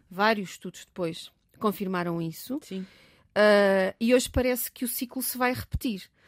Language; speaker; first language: Portuguese; native; Portuguese